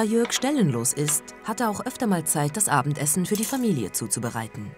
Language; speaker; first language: German; native; German